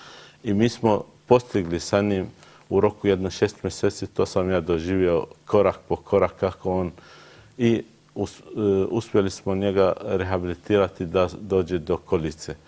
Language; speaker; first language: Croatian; non-native, learner; Arabic